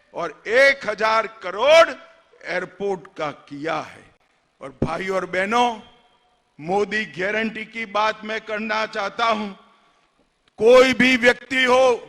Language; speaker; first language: Hindi; non-native, local second language; Gujarati